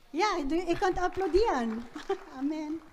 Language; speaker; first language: German; non-native, fluent; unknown